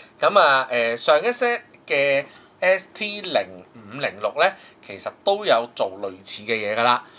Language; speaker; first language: Cantonese; native; Cantonese